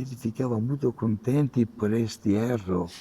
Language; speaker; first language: Portuguese; non-native, fluent; Italian